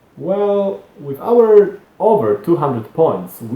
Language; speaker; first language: English; non-native, fluent; Polish